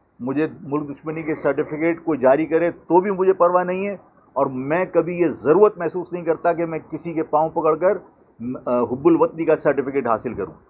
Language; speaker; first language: Urdu; native; Urdu